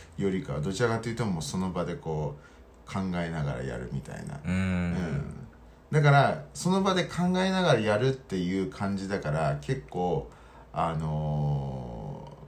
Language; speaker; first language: Japanese; non-native, fluent; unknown